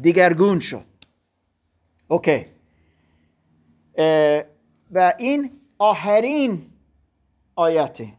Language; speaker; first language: Persian; non-native, learner; German